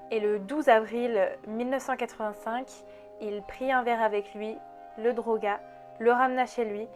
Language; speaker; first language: French; native; French